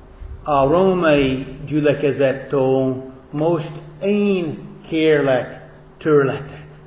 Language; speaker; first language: Hungarian; non-native, fluent; English